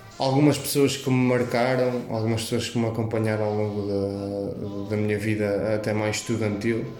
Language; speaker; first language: Portuguese; native; Portuguese